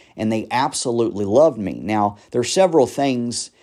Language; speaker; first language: English; native; English